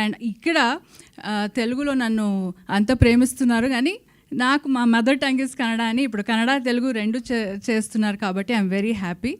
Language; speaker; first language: Telugu; non-native, local second language; Kannada